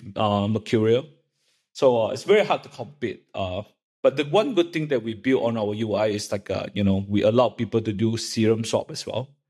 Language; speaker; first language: English; non-native, local second language; Chinese